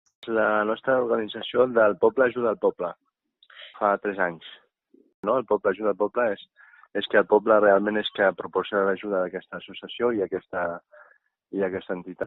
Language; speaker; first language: Catalan; non-native, fluent; Arabic